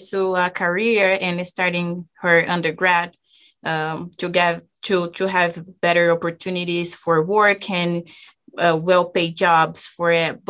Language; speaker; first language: English; non-native, fluent; Portuguese